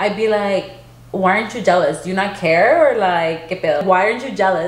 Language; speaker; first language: English; early bilingual, other home language; Spanish